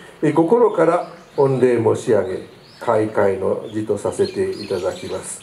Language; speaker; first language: Japanese; native; Japanese